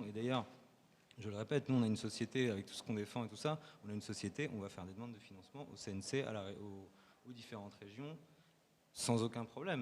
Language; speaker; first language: French; native; French